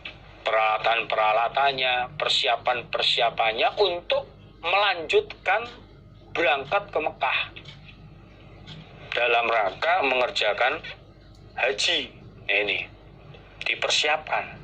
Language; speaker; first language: Indonesian; non-native, local second language; Javanese